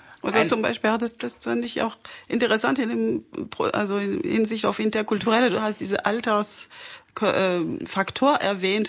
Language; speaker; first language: German; non-native, fluent; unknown